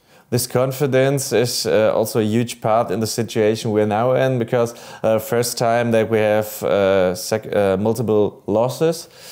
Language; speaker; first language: English; non-native, fluent; German